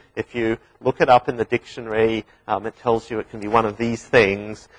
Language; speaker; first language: English; native; English